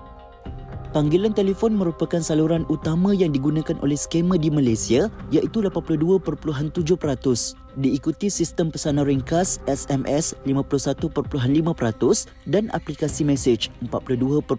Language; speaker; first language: Malay; native; Malay